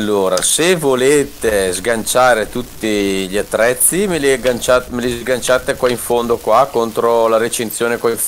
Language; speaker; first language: Italian; native; Italian